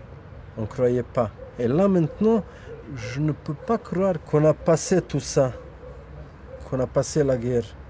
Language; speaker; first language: French; non-native, fluent; Bosnian